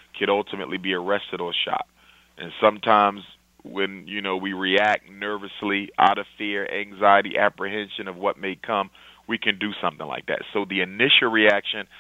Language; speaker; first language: English; native; English